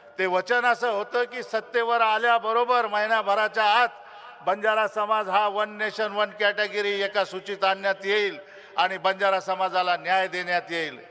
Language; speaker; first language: Marathi; non-native, local second language; Lambadi